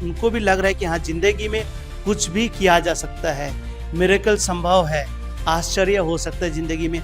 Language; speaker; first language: Hindi; native; Hindi